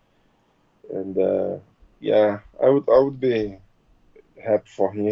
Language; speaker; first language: English; non-native, learner; Portuguese